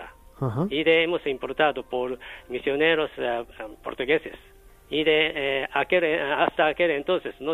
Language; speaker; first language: Spanish; non-native, learner; Japanese